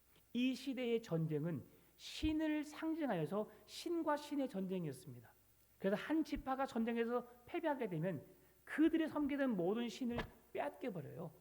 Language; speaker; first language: Korean; native; Korean